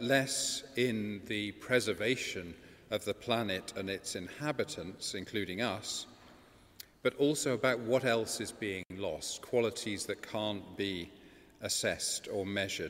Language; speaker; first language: English; native; English